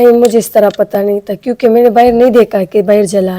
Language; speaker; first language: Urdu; non-native, local second language; Pashto